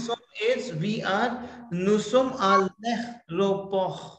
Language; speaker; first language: French; non-native, fluent; Hindi